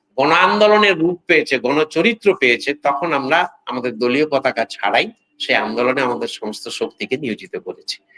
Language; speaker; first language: Bangla; native; Bangla